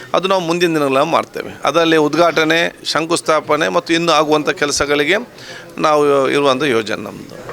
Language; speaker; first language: Kannada; native; Kannada